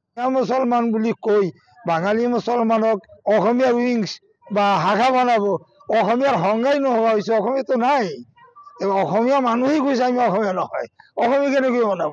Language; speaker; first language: Assamese; non-native, local second language; Bangla